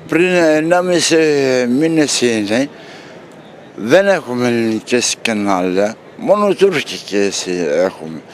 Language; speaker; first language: Greek; non-native, local second language; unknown